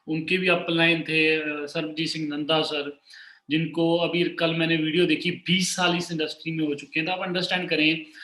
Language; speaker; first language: Hindi; non-native, local second language; Punjabi